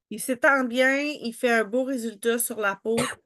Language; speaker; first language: French; native; French